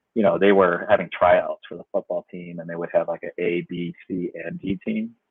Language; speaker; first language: English; native; English